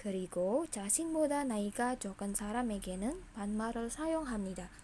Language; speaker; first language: Korean; non-native, fluent; Indonesian